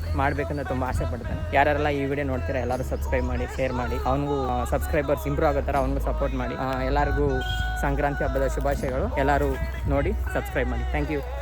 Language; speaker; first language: Kannada; native; Kannada